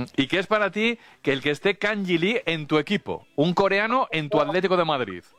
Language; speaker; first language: Spanish; native; Spanish